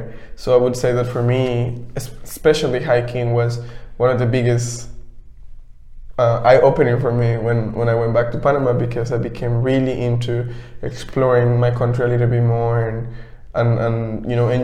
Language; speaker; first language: English; non-native, fluent; Spanish